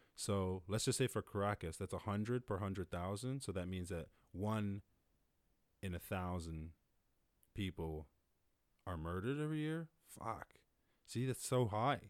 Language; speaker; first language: English; native; English